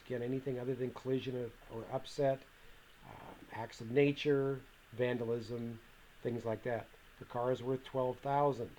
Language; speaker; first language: English; native; English